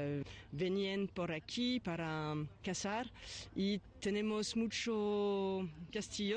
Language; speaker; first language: Spanish; non-native, fluent; French